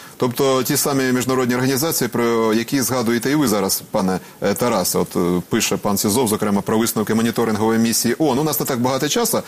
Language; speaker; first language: Ukrainian; native; Ukrainian